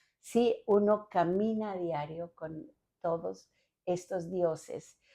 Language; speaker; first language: Spanish; non-native, fluent; Greek